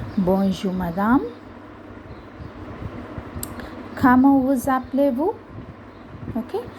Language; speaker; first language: French; non-native, fluent; Hindi